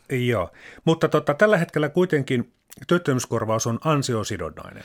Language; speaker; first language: Finnish; native; Finnish